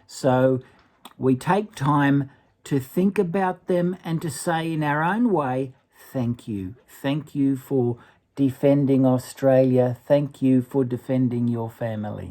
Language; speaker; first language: English; native; English